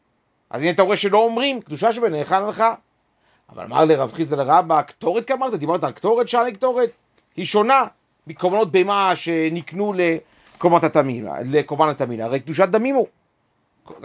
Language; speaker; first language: Hebrew; native; Hebrew